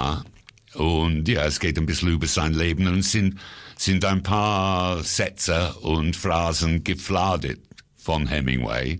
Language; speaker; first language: German; non-native, fluent; English